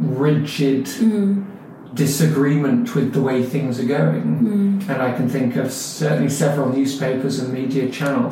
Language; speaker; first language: English; native; English